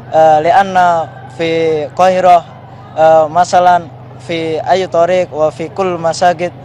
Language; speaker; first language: Arabic; non-native, fluent; Indonesian